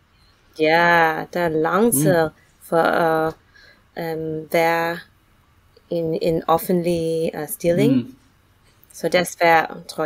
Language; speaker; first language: Danish; non-native, fluent; English